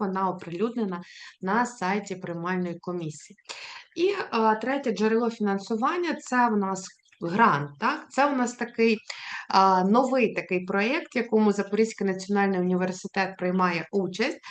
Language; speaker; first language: Ukrainian; native; Ukrainian